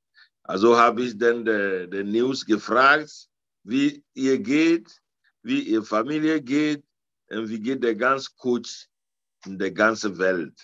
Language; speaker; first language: German; non-native, learner; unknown